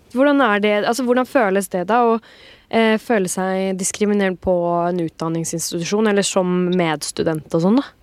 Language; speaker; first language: Norwegian; native; Norwegian